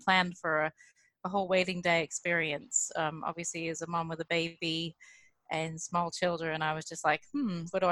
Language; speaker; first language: English; native; English